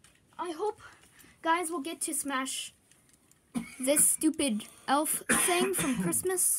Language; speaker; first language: English; native; English